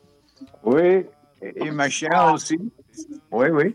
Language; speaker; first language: French; non-native, learner; Dutch